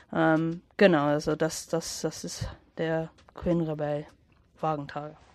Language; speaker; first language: German; non-native, fluent; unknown